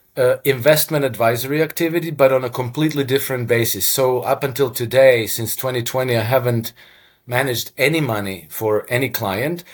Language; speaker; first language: English; non-native, fluent; Croatian